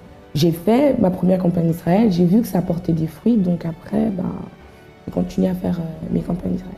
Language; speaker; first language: French; native; French